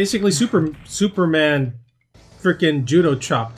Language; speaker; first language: English; native; English